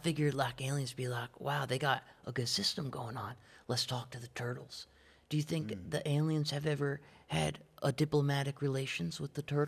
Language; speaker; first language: English; native; English